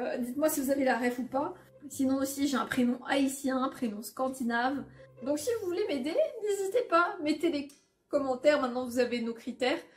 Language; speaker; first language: French; early bilingual, other home language; Polish